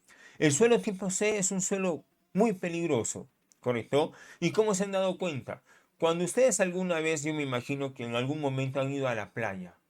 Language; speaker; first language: Spanish; native; Spanish